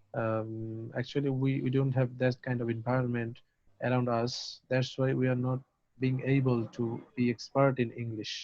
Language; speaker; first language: English; non-native, learner; Bangla